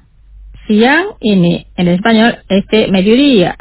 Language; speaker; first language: Spanish; non-native, fluent; Indonesian